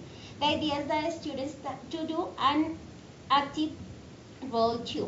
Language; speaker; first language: English; non-native, fluent; Spanish